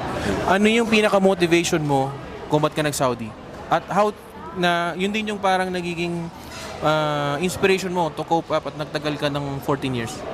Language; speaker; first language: Filipino; native; Filipino